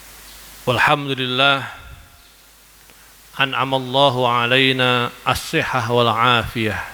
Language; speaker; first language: Arabic; non-native, fluent; Indonesian